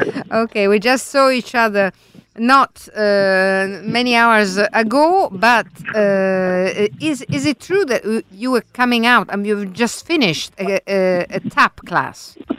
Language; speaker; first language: English; non-native, fluent; Italian